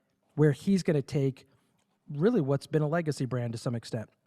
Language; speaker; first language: English; native; English